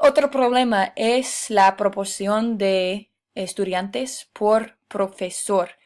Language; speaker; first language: Spanish; non-native, fluent; English